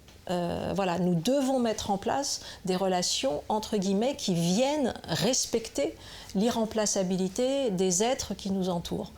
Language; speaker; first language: French; native; French